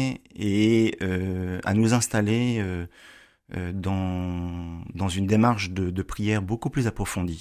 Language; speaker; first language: French; native; French